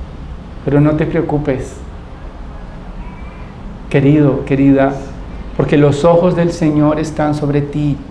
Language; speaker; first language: Spanish; native; Spanish